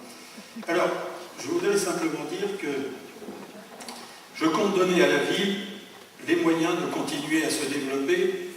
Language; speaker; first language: French; native; French